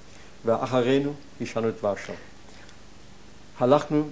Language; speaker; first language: Hebrew; non-native, fluent; German